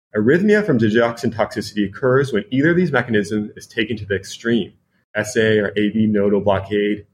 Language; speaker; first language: English; native; English